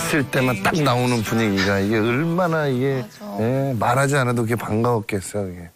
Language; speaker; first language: Korean; native; Korean